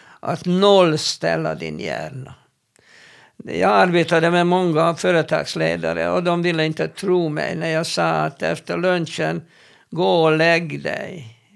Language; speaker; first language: Swedish; non-native, fluent; Hebrew